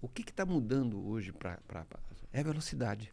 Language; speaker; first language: Portuguese; early bilingual, other home language; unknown